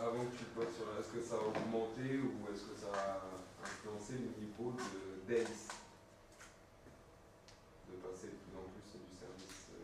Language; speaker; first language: French; native; French